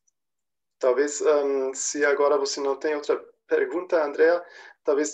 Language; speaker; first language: Portuguese; non-native, fluent; German